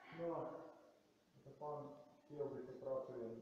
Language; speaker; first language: Polish; non-native, learner; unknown